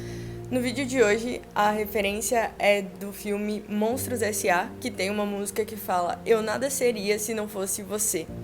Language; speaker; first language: Portuguese; native; Portuguese